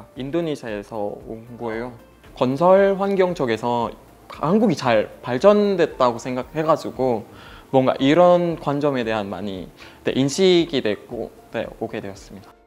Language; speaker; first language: Korean; non-native, fluent; Indonesian